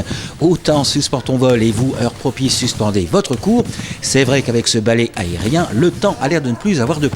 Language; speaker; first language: French; native; French